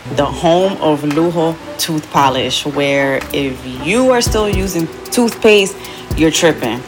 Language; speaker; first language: English; early bilingual, other home language; Spanish